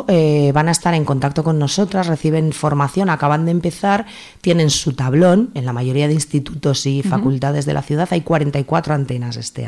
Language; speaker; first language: Spanish; native; Spanish